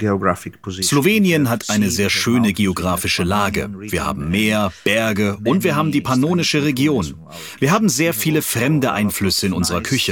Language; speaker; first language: German; non-native, fluent; Slovenian